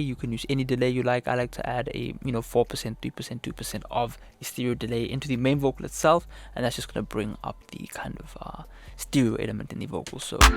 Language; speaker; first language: English; native; English